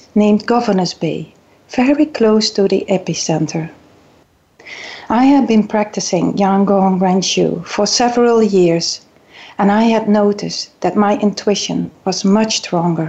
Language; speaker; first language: English; non-native, fluent; Dutch